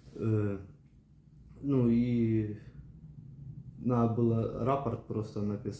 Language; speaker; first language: Ukrainian; non-native, local second language; Russian